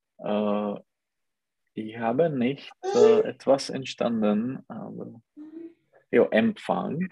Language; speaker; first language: German; non-native, learner; Czech